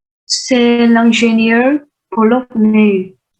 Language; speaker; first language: French; non-native, learner; Vietnamese